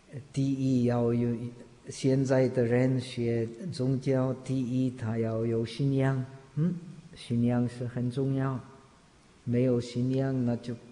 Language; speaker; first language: Chinese; non-native, fluent; Czech